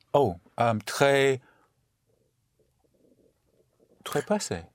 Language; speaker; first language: French; non-native, learner; English